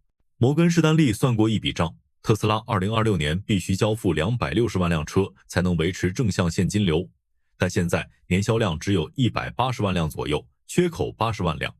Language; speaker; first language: Chinese; native; Chinese